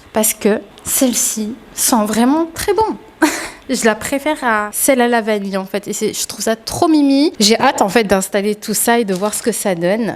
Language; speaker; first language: French; native; French